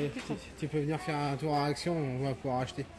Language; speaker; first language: French; native; French